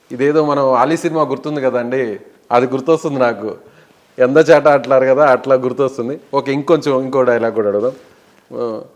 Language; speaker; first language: Telugu; native; Telugu